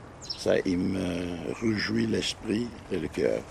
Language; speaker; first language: French; non-native, fluent; Italian